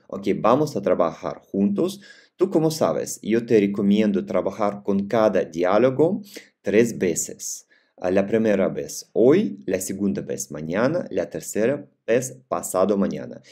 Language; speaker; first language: Spanish; non-native, fluent; Russian